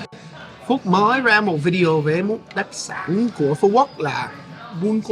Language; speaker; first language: Vietnamese; non-native, learner; English